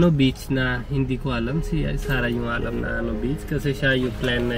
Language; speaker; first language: Filipino; non-native, learner; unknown